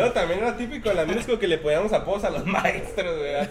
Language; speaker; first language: Spanish; native; Spanish